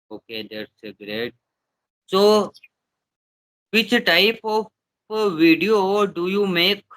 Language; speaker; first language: English; non-native, learner; Hindi